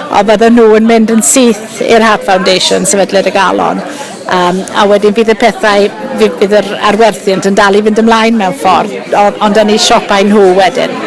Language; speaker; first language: Welsh; native; Welsh